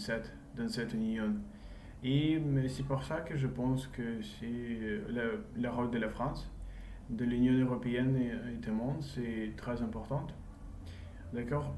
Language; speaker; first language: French; non-native, learner; English